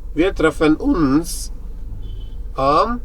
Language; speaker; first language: German; non-native, learner; Tamil